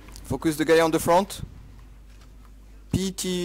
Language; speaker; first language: English; non-native, fluent; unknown